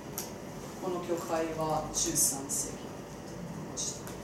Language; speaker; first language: Japanese; non-native, learner; Croatian